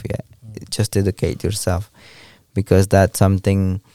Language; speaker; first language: English; non-native, learner; Kaqchikel